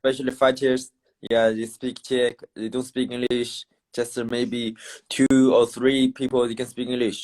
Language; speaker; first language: English; non-native, learner; Chinese